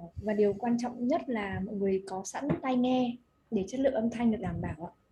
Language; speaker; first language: Vietnamese; native; Vietnamese